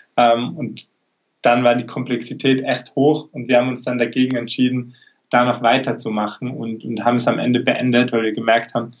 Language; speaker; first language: German; native; German